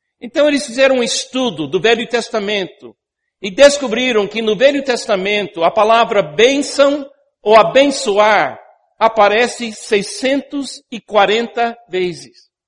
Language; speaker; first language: Portuguese; non-native, fluent; English